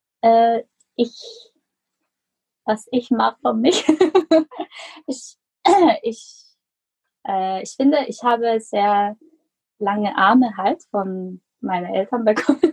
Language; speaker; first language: German; non-native, fluent; Korean